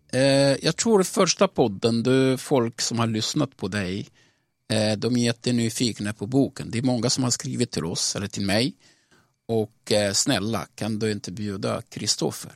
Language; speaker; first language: Swedish; non-native, fluent; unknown